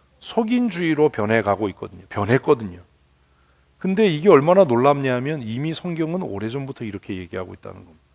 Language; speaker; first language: Korean; native; Korean